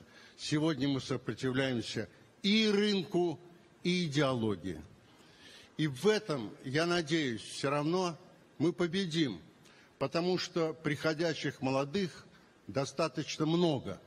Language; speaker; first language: Russian; native; Russian